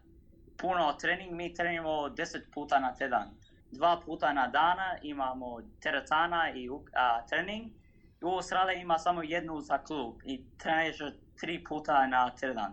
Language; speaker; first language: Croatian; early bilingual, heritage; English